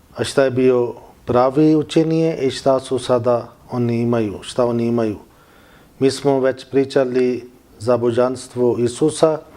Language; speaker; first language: Bosnian; non-native, learner; Urdu